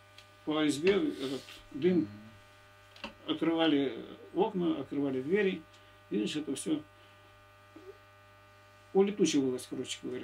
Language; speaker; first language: Russian; native; Russian